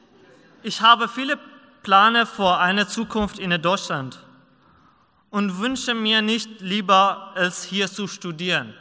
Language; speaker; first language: German; non-native, learner; Persian